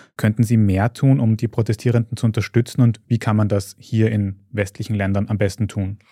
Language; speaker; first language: German; native; German